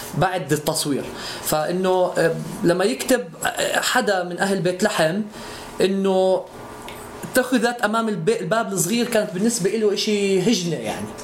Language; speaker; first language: Arabic; native; Arabic